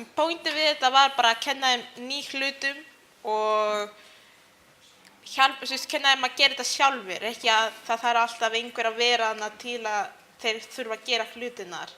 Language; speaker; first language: Icelandic; early bilingual, other home language; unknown